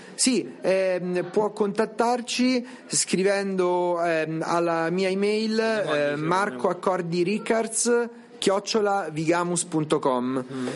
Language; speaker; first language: Italian; native; Italian